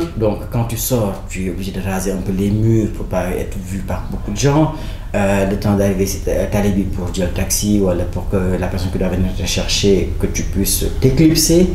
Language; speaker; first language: French; non-native, local second language; Wolof